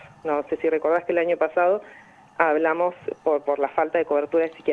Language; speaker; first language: Spanish; native; Spanish